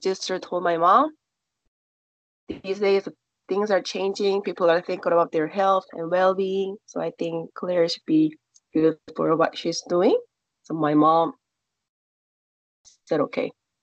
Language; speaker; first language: English; non-native, learner; Korean